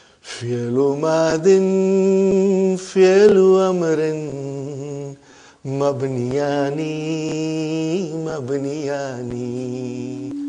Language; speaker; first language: Arabic; non-native, fluent; English